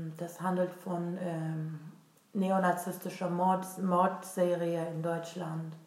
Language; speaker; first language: German; non-native, fluent; Turkish